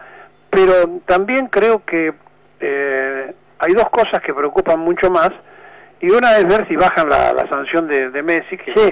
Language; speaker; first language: Spanish; native; Spanish